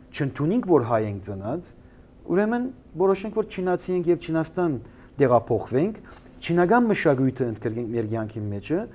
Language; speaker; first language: Armenian; early bilingual, heritage; Armenian